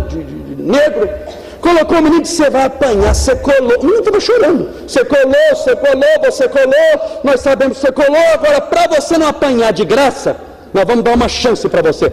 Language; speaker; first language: Portuguese; native; Portuguese